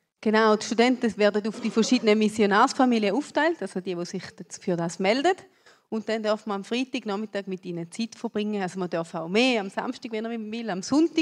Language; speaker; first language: German; native; German